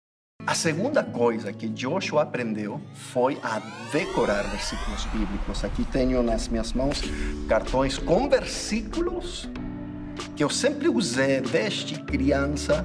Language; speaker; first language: Portuguese; non-native, fluent; English